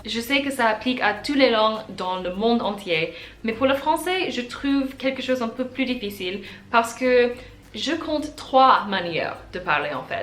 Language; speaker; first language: French; non-native, learner; English